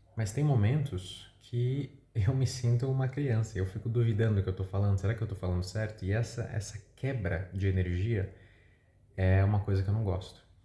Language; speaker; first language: Portuguese; native; Portuguese